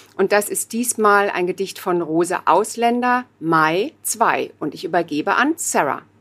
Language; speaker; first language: German; native; German